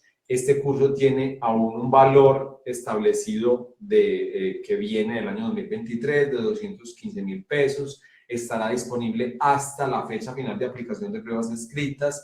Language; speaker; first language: Spanish; native; Spanish